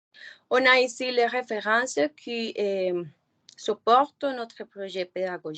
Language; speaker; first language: French; non-native, learner; Spanish